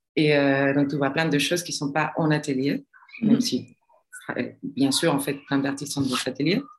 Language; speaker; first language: French; non-native, fluent; Spanish